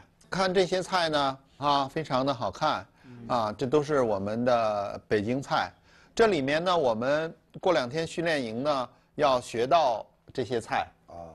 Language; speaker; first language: Chinese; native; Chinese